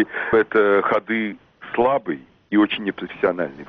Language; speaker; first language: Russian; native; Russian